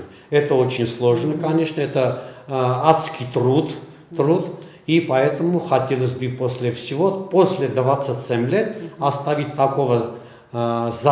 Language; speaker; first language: Russian; non-native, fluent; Armenian